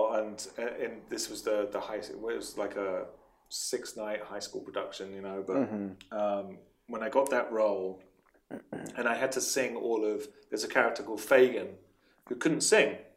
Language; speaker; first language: English; native; English